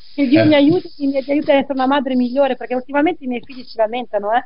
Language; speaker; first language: Italian; native; Italian